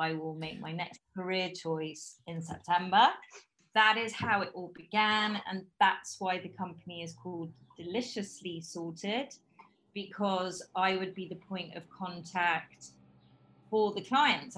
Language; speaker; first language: English; native; English